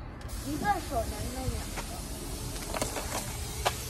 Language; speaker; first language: Chinese; early bilingual, heritage; Chinese